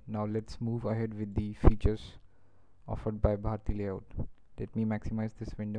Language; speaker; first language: English; non-native, local second language; Marathi